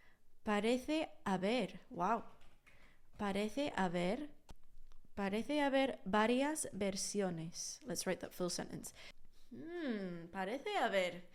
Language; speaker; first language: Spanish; non-native, fluent; English